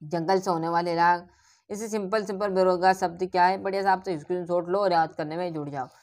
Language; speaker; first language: Hindi; native; Hindi